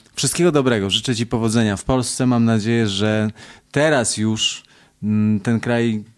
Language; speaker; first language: Polish; native; Polish